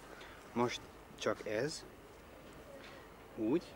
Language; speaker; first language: Hungarian; non-native, learner; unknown